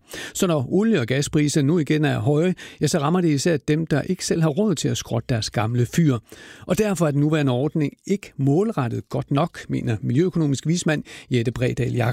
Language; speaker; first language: Danish; native; Danish